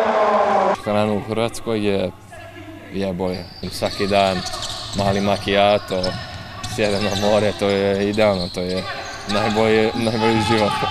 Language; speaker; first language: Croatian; early bilingual, heritage; English